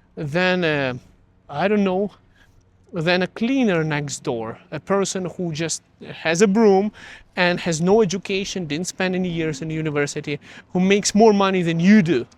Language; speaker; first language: English; early bilingual, other home language; Russian